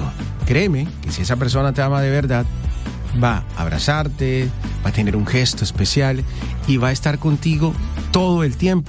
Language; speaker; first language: Spanish; native; Spanish